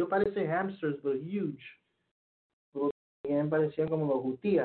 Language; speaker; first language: Spanish; early bilingual, heritage; Spanish